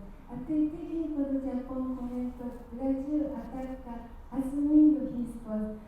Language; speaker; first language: Portuguese; non-native, learner; Japanese